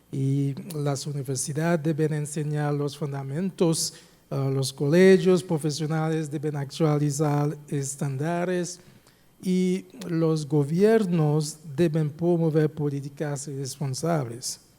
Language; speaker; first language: Spanish; non-native, fluent; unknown